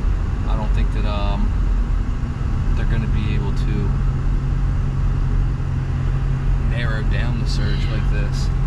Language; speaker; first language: English; native; English